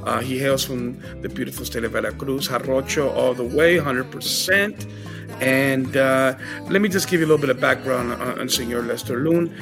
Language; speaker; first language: English; early bilingual, other home language; Spanish